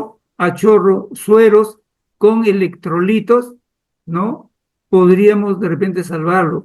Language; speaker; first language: Spanish; native; Spanish